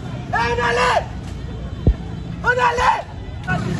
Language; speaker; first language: Haitian Creole; native; Haitian Creole